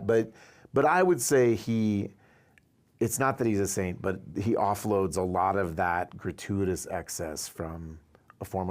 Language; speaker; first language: English; native; English